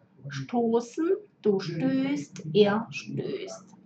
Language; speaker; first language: German; non-native, fluent; Russian